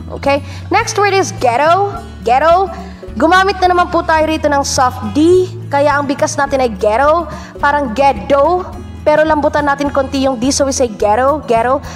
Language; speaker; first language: Filipino; native; Filipino